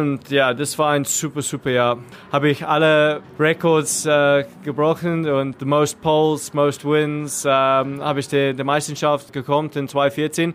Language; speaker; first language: German; non-native, learner; English